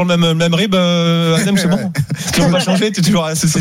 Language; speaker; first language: French; native; French